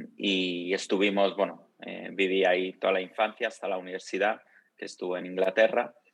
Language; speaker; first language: Spanish; early bilingual, other home language; Italian